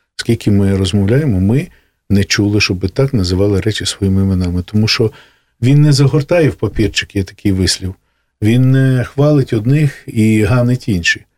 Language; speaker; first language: Ukrainian; native; Ukrainian